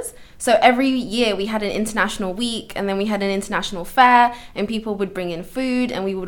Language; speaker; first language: English; native; English